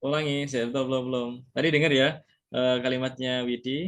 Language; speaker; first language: Indonesian; native; Indonesian